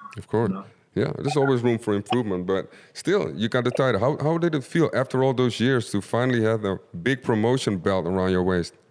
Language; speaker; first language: English; non-native, fluent; Dutch